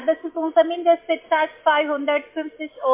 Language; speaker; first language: German; non-native, learner; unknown